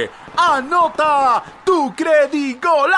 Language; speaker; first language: Spanish; native; Spanish